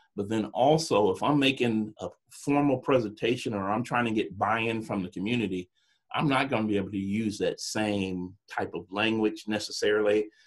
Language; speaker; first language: English; native; English